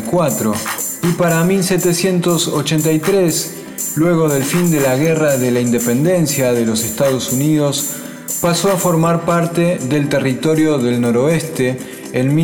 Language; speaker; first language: Spanish; native; Spanish